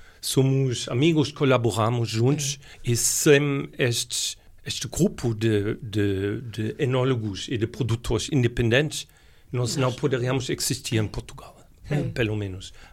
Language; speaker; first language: Portuguese; non-native, fluent; German